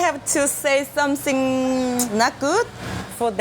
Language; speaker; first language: English; non-native, learner; Korean